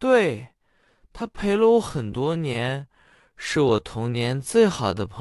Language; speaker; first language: Chinese; non-native, fluent; English